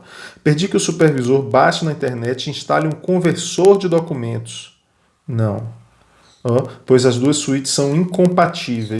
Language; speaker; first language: Portuguese; native; Portuguese